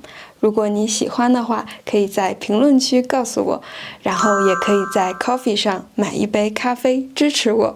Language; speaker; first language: Chinese; non-native, fluent; French